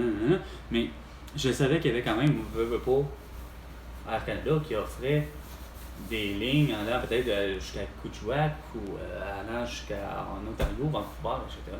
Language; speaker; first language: French; native; French